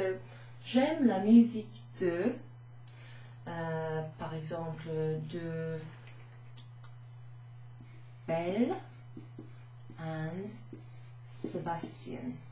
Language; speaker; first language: French; non-native, fluent; English